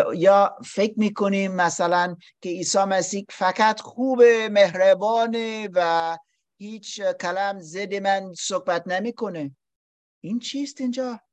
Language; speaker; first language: Persian; non-native, learner; English